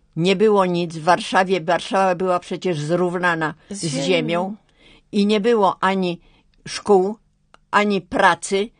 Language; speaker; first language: Polish; native; Polish